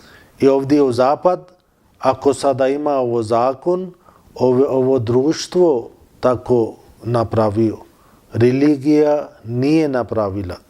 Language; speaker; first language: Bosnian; non-native, learner; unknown